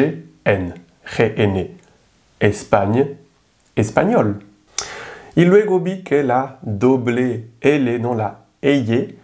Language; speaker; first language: Spanish; non-native, fluent; French